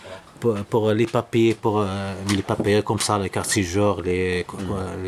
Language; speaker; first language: French; non-native, learner; Arabic